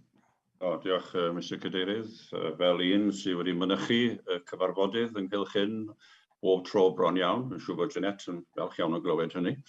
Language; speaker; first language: Welsh; native; Welsh